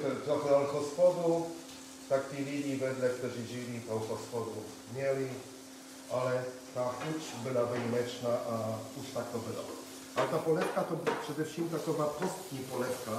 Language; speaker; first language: Czech; non-native, fluent; Polish